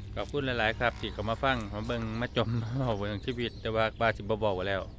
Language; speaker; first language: Thai; native; Thai